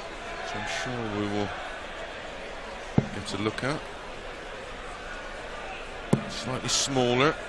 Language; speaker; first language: English; native; English